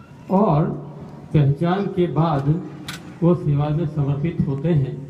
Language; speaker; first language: Hindi; non-native, local second language; Gujarati